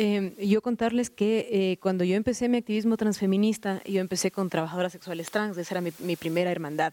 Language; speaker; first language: Spanish; native; Spanish